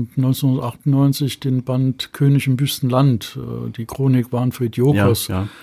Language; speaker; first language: German; native; German